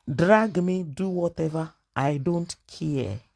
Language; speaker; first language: English; non-native, local second language; Yoruba